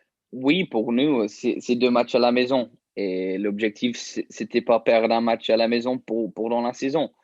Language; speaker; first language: French; early bilingual, heritage; English